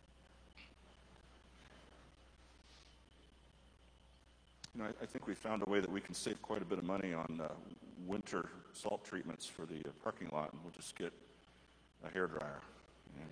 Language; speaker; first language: English; native; English